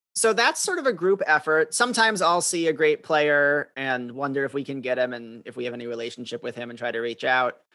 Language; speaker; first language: English; native; English